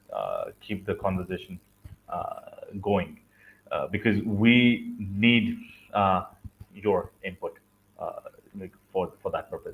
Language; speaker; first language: English; non-native, local second language; Urdu